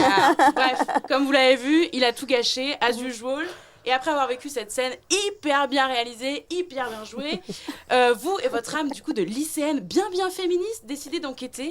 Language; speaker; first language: French; native; French